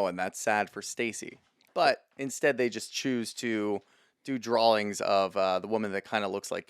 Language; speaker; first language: English; native; English